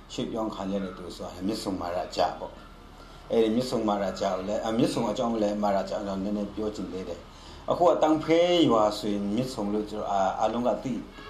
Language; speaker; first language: Burmese; non-native, local second language; Kachin